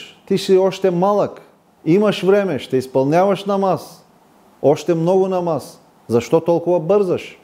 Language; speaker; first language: Bulgarian; non-native, local second language; Turkish